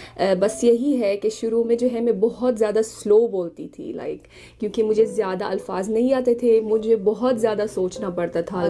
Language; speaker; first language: Hindi; non-native, fluent; Arabic